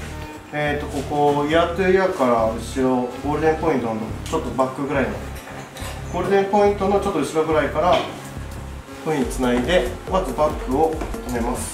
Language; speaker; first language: Japanese; native; Japanese